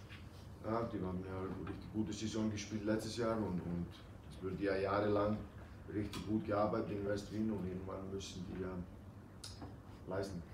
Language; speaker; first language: German; non-native, fluent; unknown